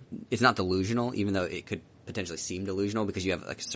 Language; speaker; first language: English; native; English